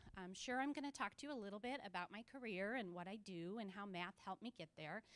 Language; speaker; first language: English; native; English